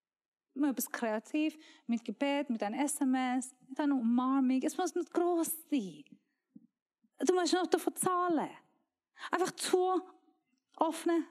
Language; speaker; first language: German; non-native, learner; Persian